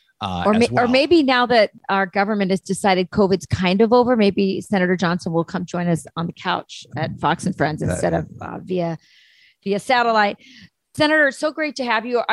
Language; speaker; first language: English; native; English